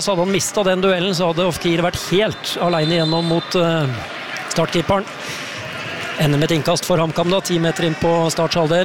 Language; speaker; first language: Norwegian; native; Norwegian